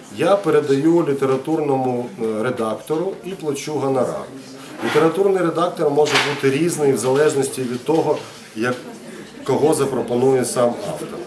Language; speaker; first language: Ukrainian; non-native, local second language; Russian